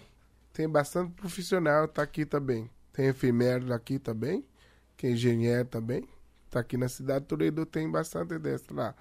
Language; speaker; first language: Portuguese; non-native, learner; Haitian Creole